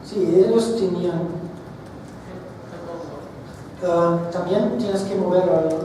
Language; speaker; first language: Spanish; non-native, fluent; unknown